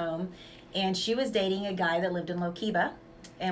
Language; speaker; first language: English; native; English